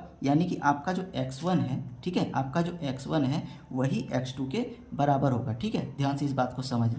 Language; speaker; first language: Hindi; native; Hindi